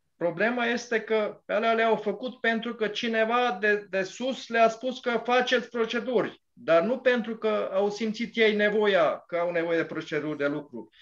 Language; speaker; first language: Romanian; non-native, local second language; Hungarian